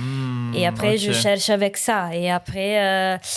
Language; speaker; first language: French; non-native, learner; Italian